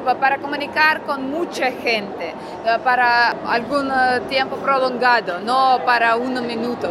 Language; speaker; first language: Spanish; non-native, learner; Russian